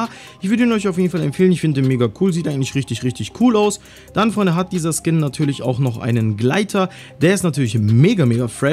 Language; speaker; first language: German; native; German